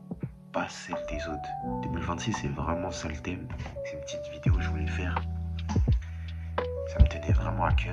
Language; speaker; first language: French; native; French